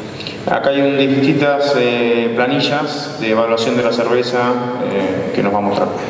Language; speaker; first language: Spanish; native; Spanish